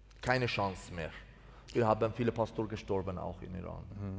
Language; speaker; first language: German; non-native, learner; Persian